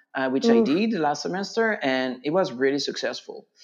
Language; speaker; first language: English; non-native, fluent; French